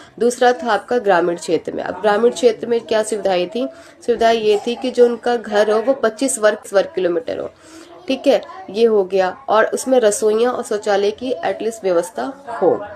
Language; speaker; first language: Hindi; native; Hindi